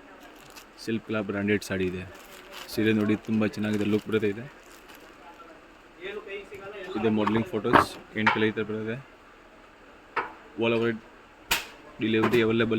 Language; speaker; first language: Kannada; non-native, local second language; Hindi